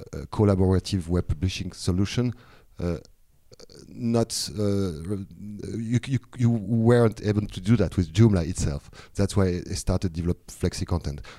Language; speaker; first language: English; non-native, fluent; French